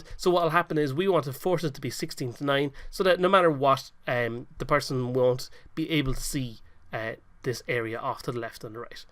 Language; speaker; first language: English; native; English